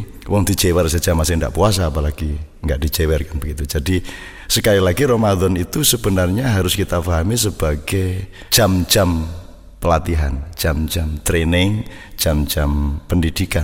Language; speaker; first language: Indonesian; non-native, local second language; Javanese